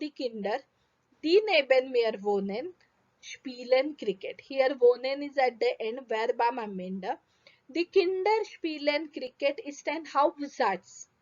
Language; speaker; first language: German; non-native, fluent; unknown